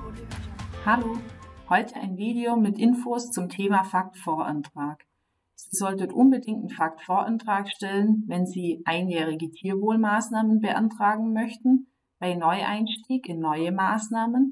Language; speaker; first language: German; native; German